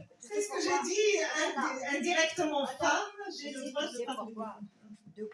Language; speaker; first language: French; non-native, local second language; Arabic